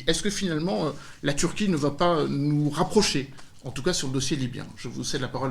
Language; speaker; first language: French; native; French